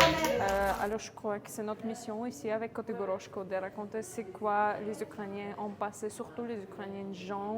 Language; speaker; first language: French; non-native, fluent; Ukrainian